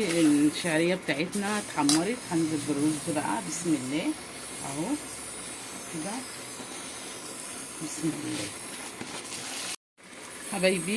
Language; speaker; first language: Arabic; native; Arabic